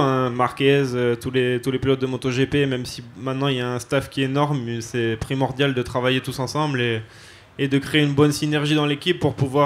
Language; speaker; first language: French; native; French